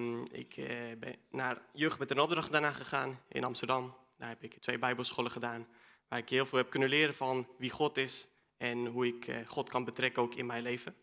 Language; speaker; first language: Dutch; non-native, fluent; Spanish